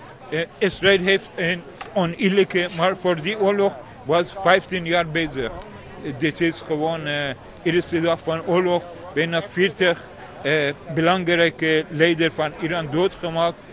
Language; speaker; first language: Dutch; non-native, learner; Persian